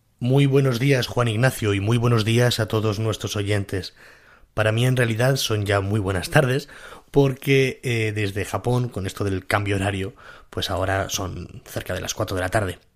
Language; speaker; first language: Spanish; native; Spanish